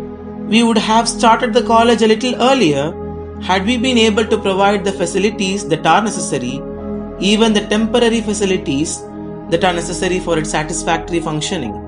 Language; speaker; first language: English; non-native, local second language; Tamil